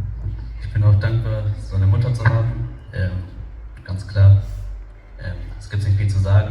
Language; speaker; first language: German; early bilingual, other home language; Tamil